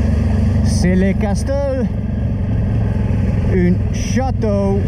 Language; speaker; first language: French; non-native, learner; English